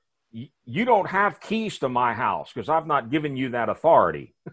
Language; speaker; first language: English; native; English